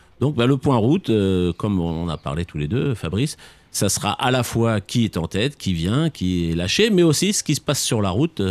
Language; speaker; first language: French; native; French